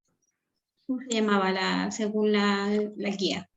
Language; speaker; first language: Spanish; native; Spanish